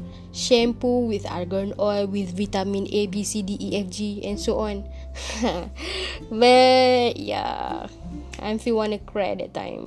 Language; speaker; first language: English; non-native, local second language; Malay